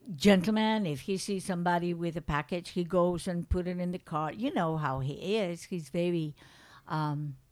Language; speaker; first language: English; non-native, fluent; Spanish